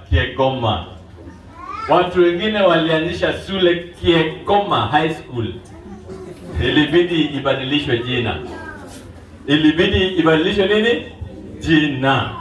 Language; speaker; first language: Swahili; non-native, local second language; Luo (Kenya and Tanzania)